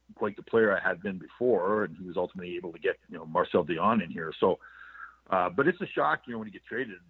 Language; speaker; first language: English; native; English